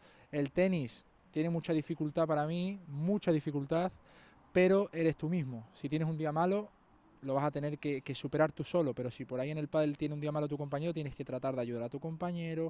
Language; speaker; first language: Spanish; native; Spanish